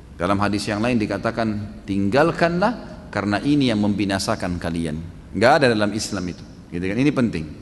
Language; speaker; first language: Indonesian; native; Indonesian